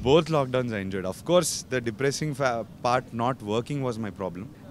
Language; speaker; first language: Telugu; native; Telugu